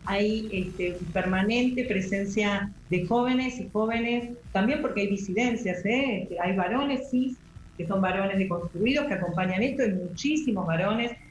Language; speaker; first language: Spanish; native; Spanish